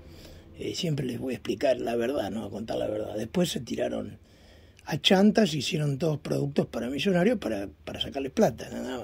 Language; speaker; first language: Spanish; native; Spanish